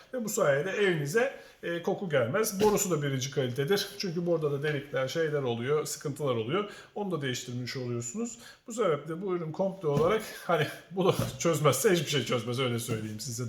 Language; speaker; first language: Turkish; native; Turkish